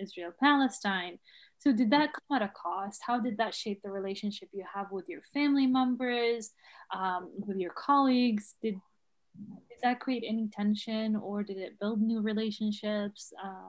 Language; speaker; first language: English; non-native, fluent; Arabic